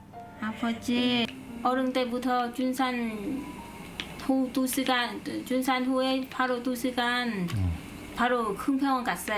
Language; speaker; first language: Korean; non-native, learner; Vietnamese